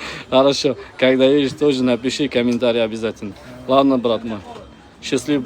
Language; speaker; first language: Russian; non-native, fluent; Uzbek